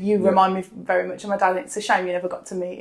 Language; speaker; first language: English; native; English